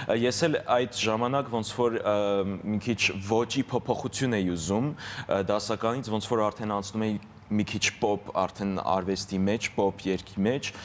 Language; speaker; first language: Armenian; early bilingual, heritage; Armenian